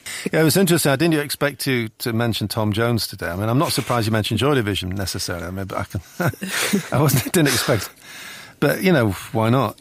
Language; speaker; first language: English; native; English